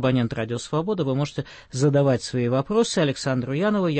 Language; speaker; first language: Russian; native; Russian